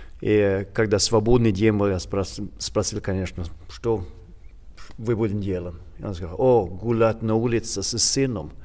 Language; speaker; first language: Russian; non-native, learner; Swedish